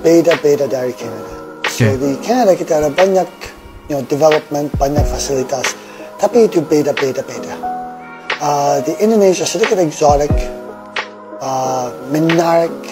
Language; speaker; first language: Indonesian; non-native, learner; English